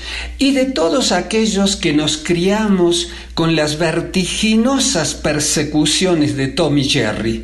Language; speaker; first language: Spanish; native; Spanish